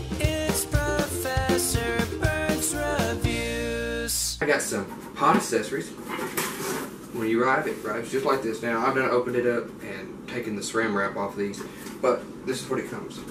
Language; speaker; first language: English; native; English